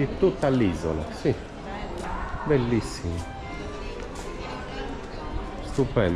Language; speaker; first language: Italian; native; Italian